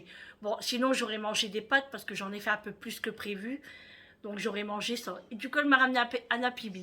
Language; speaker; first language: French; native; French